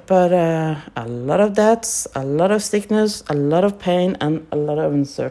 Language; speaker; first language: English; non-native, fluent; Norwegian